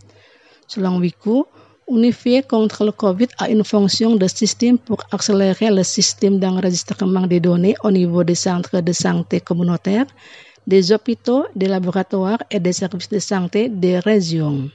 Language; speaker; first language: French; non-native, fluent; Indonesian